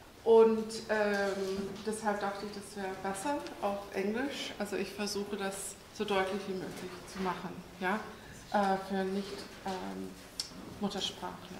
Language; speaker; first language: German; non-native, fluent; English